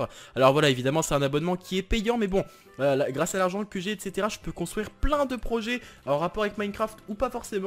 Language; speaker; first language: French; native; French